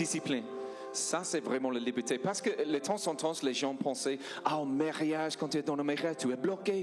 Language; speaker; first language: French; non-native, learner; English